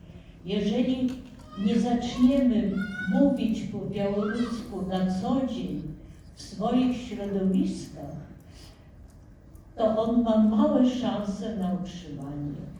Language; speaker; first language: Polish; non-native, fluent; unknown